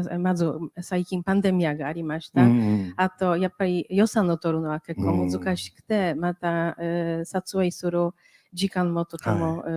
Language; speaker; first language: Japanese; non-native, fluent; Polish